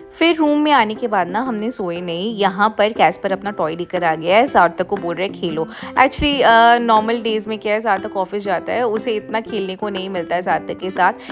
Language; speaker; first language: Hindi; non-native, local second language; Bangla